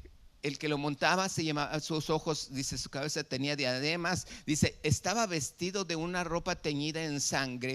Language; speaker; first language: Spanish; native; Spanish